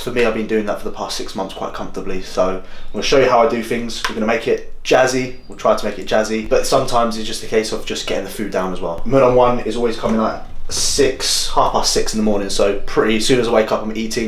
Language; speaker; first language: English; native; English